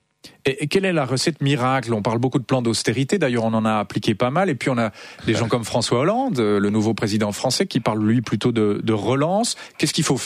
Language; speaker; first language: French; native; French